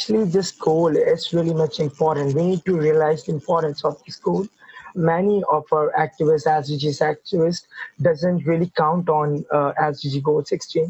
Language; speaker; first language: English; non-native, local second language; Urdu